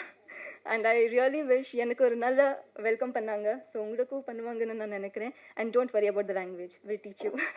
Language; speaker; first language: Tamil; non-native, fluent; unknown